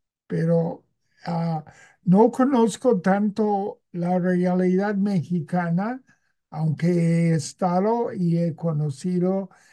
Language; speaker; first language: Spanish; non-native, fluent; English